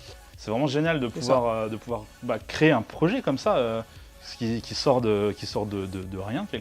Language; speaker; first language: French; native; French